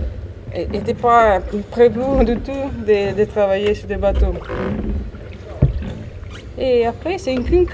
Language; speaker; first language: French; non-native, learner; Italian